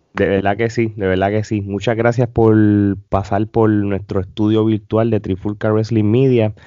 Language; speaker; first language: Spanish; native; Spanish